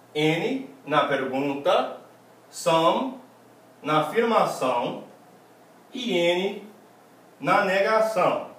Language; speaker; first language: Portuguese; non-native, fluent; English